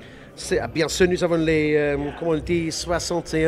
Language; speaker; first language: French; non-native, learner; English